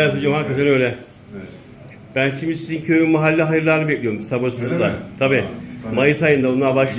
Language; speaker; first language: Turkish; native; Turkish